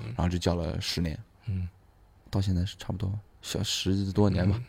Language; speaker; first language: Chinese; native; Chinese